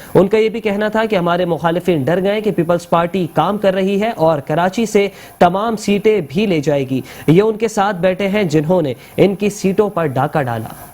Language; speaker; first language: Urdu; native; Urdu